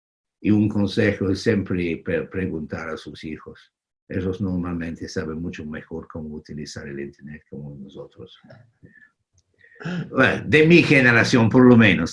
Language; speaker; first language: Spanish; non-native, fluent; English